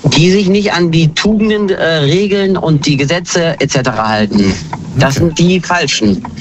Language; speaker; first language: German; early bilingual, other home language; Kurdish